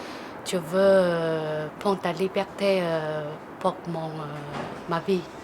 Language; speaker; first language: French; non-native, learner; Chinese